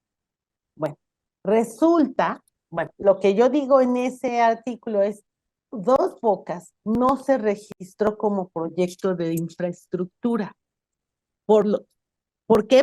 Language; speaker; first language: Spanish; native; Spanish